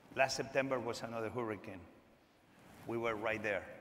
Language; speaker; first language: English; non-native, fluent; Spanish